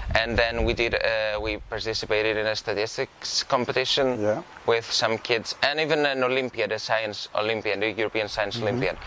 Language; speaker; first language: English; non-native, fluent; Greek